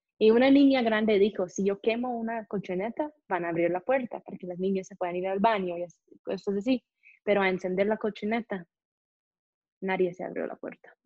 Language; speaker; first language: Spanish; non-native, fluent; English